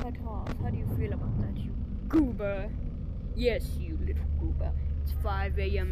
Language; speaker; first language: English; native; English